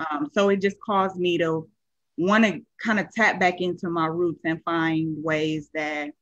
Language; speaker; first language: English; native; English